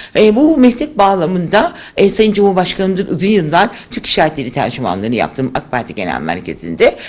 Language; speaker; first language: Turkish; non-native, local second language; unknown